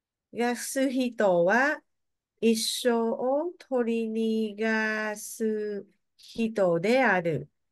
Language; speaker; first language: Japanese; non-native, learner; Vietnamese